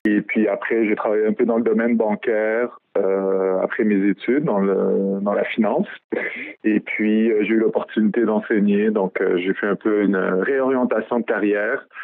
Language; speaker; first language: French; early bilingual, other home language; Arabic